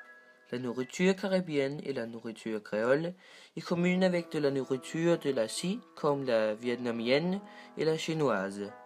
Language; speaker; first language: French; non-native, learner; Danish